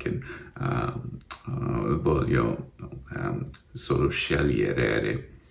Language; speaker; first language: Italian; non-native, learner; English